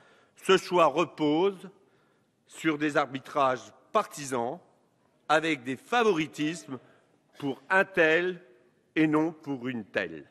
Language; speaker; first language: French; native; French